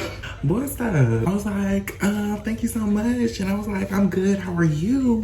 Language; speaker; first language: English; native; English